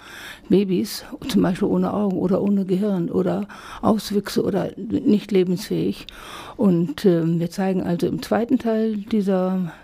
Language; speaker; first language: German; native; German